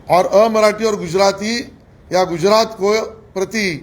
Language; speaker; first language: Hindi; non-native, local second language; Marathi